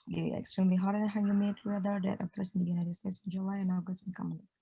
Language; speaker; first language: English; non-native, fluent; Indonesian